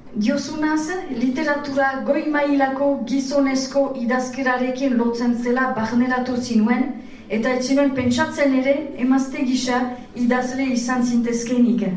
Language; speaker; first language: Basque; native; Basque